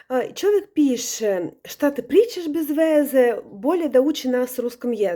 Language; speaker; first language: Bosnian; non-native, fluent; Russian